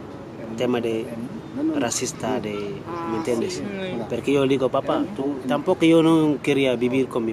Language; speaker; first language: Spanish; non-native, fluent; Wolof